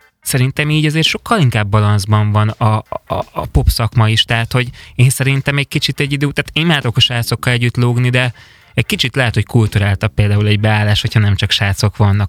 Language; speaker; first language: Hungarian; native; Hungarian